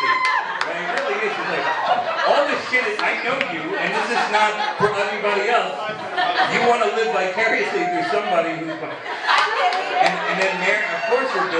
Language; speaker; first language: English; native; English